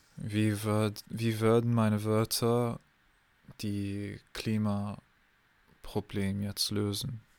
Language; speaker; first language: German; non-native, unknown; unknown